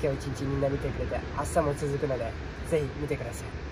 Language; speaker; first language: Japanese; early bilingual, other home language; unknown